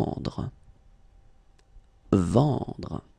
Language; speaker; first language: French; native; French